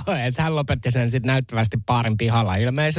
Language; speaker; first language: Finnish; native; Finnish